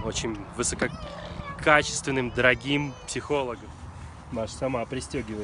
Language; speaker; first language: Russian; native; Russian